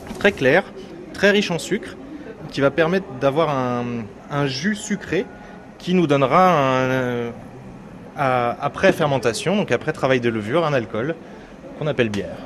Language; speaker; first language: French; native; French